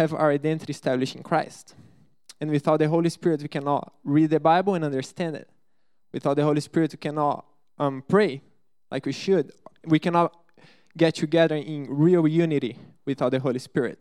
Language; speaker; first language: English; non-native, fluent; Portuguese